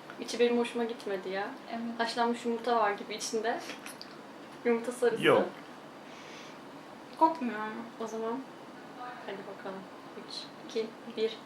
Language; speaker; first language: Turkish; native; Turkish